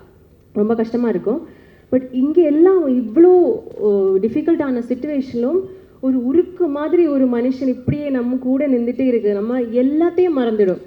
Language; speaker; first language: Tamil; non-native, learner; Malayalam